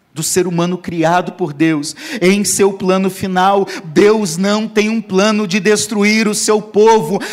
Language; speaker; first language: Portuguese; native; Portuguese